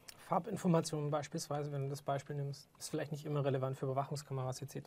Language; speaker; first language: German; native; German